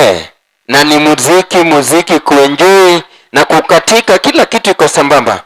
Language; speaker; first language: Swahili; non-native, local second language; Luo (Kenya and Tanzania)